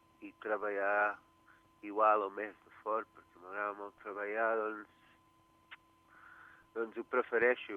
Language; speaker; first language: Catalan; early bilingual, heritage; Catalan